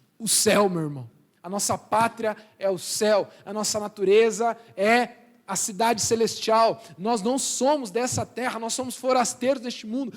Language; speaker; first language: Portuguese; early bilingual, other home language; Spanish